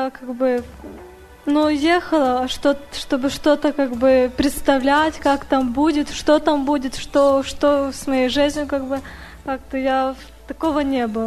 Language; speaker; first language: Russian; early bilingual, other home language; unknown